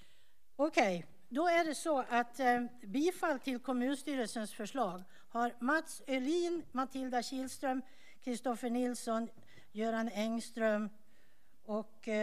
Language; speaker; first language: Swedish; native; Swedish